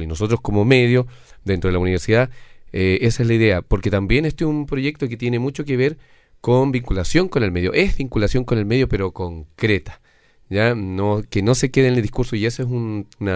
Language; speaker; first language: Spanish; native; Spanish